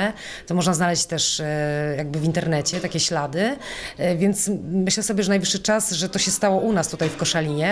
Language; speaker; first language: Polish; native; Polish